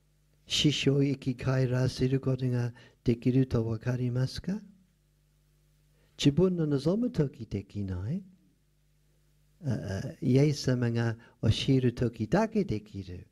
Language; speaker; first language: Japanese; non-native, fluent; English